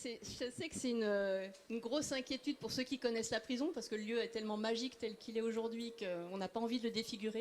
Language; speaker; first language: French; native; French